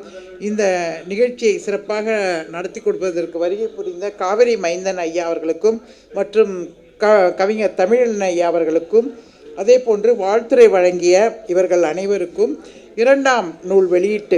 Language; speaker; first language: Tamil; native; Tamil